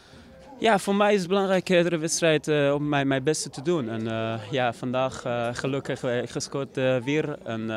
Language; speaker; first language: Dutch; non-native, learner; Persian